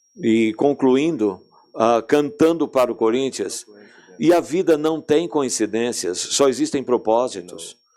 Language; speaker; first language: Portuguese; non-native, fluent; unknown